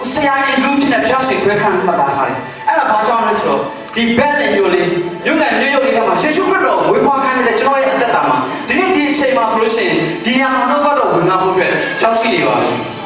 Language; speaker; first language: Burmese; non-native, local second language; Thado Chin